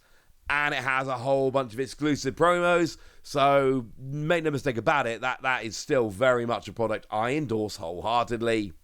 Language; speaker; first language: English; native; English